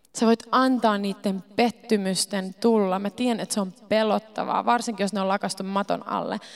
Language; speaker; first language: Finnish; early bilingual, heritage; Finnish